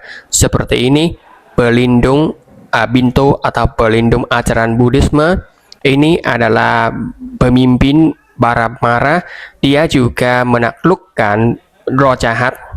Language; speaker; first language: Indonesian; non-native, fluent; Vietnamese